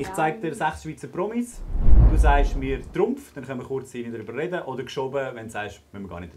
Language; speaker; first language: German; native; German